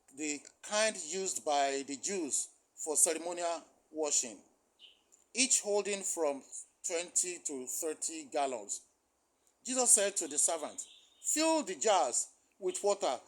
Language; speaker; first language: English; non-native, local second language; Yoruba